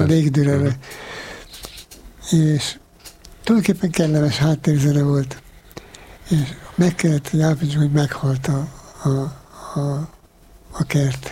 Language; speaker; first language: Hungarian; native; Hungarian